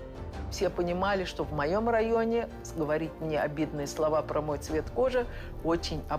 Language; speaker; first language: Russian; native; Russian